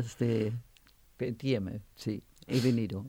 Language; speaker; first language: Spanish; non-native, fluent; French